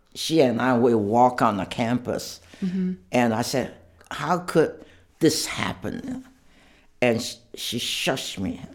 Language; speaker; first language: English; non-native, fluent; Chinese